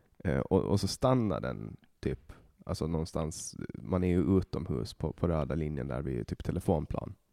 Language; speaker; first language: Swedish; native; Swedish